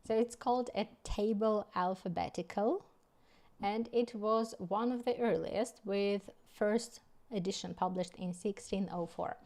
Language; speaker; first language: English; non-native, fluent; Russian